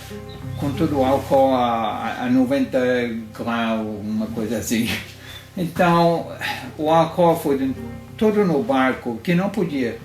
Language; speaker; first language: Portuguese; non-native, fluent; Italian